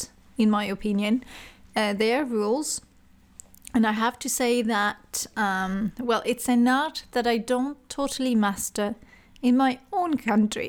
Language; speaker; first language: English; non-native, fluent; French